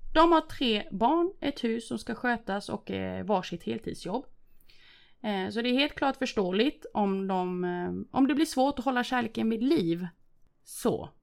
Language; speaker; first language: Swedish; early bilingual, other home language; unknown